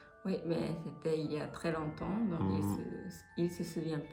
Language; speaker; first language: French; non-native, fluent; Japanese